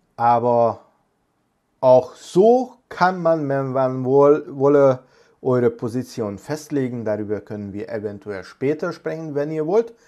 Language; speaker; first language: German; non-native, fluent; Hungarian